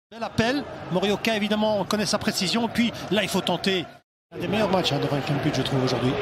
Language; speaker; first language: French; native; French